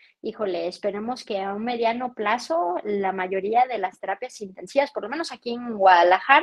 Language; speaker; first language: Spanish; native; Spanish